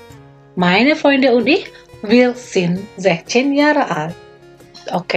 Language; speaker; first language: German; non-native, learner; Indonesian